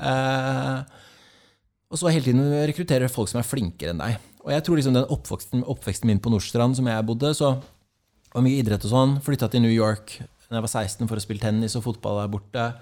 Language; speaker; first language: Norwegian; native; Norwegian